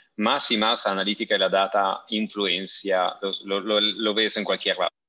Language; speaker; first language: Spanish; non-native, fluent; Italian